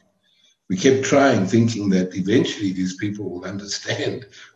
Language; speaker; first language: English; native; English